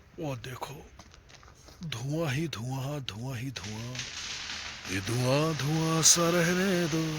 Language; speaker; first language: Hindi; native; Hindi